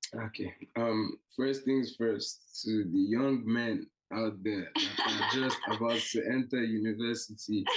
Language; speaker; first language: English; non-native, local second language; Yoruba